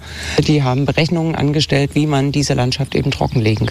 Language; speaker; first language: German; native; German